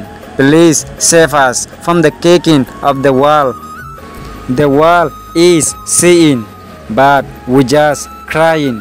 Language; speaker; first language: English; non-native, local second language; Rohingya